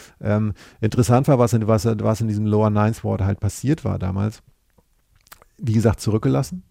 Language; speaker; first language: German; native; German